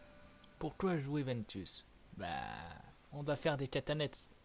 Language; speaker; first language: French; native; French